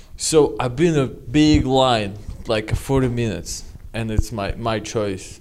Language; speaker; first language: English; non-native, learner; Russian